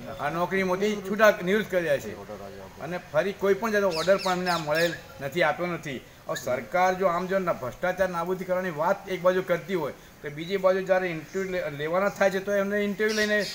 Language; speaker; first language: Gujarati; native; Gujarati